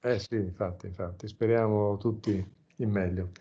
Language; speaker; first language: Italian; native; Italian